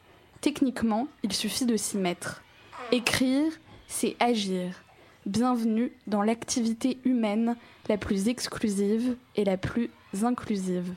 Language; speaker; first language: French; native; French